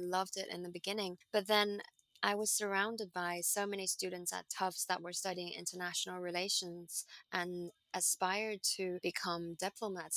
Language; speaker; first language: English; non-native, local second language; Cantonese